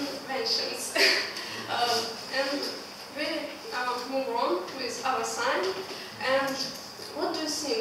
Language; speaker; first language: English; non-native, learner; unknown